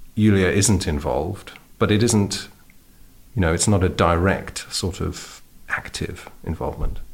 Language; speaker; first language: English; native; English